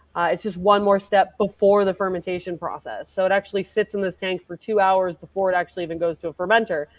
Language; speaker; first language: English; native; English